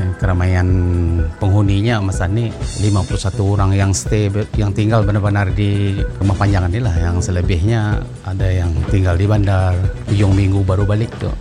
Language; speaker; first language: Malay; non-native, local second language; Iban